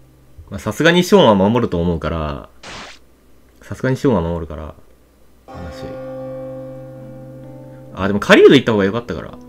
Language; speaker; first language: Japanese; native; Japanese